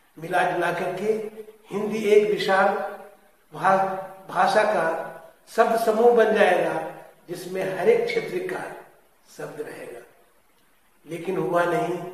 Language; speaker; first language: Hindi; native; Hindi